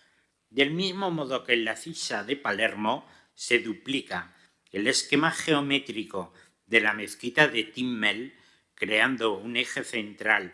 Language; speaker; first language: Spanish; native; Spanish